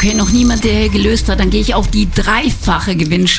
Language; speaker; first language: German; native; German